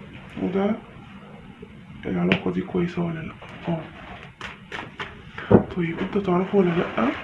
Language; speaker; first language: Arabic; native; Arabic